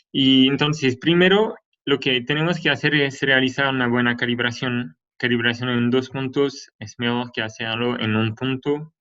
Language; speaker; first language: Spanish; non-native, fluent; French